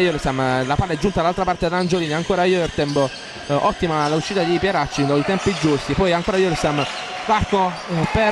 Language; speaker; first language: Italian; native; Italian